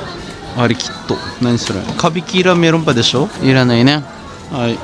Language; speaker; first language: Japanese; non-native, learner; Filipino